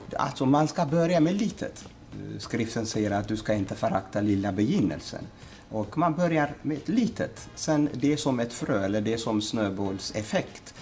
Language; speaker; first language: Swedish; non-native, fluent; Amharic